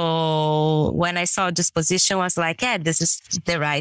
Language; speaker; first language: English; non-native, fluent; Portuguese